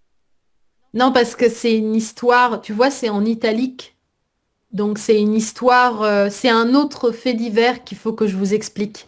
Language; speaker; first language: French; native; French